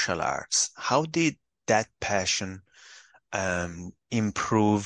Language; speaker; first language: English; non-native, fluent; Italian